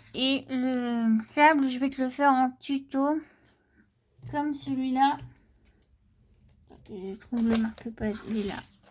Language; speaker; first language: French; native; French